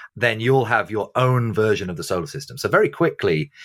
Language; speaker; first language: English; native; English